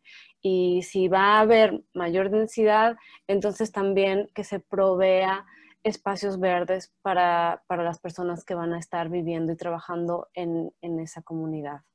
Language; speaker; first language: Spanish; early bilingual, heritage; Spanish